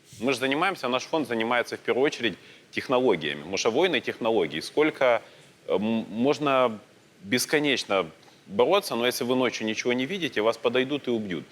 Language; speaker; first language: Russian; native; Russian